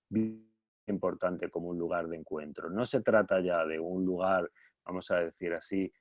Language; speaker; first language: Spanish; native; Spanish